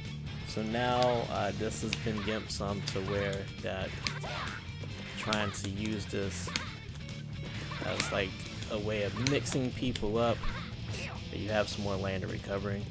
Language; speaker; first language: English; native; English